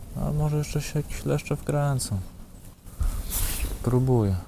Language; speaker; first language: Polish; native; Polish